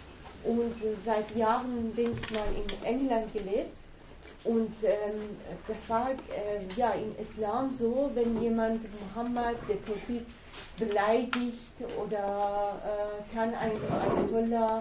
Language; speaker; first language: German; non-native, fluent; Persian